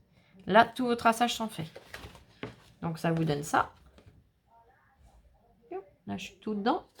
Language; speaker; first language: French; native; French